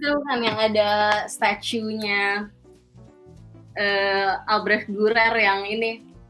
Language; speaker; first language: Indonesian; native; Indonesian